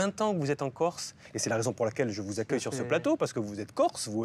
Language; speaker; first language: French; native; French